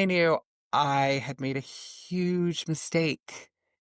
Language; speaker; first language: English; native; English